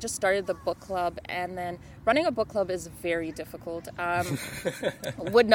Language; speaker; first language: English; non-native, local second language; Shona